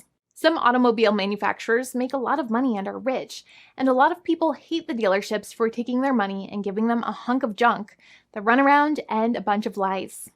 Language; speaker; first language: English; native; English